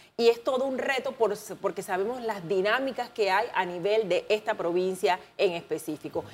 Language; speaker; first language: Spanish; native; Spanish